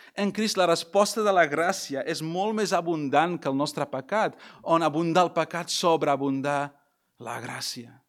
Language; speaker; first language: Catalan; non-native, local second language; Spanish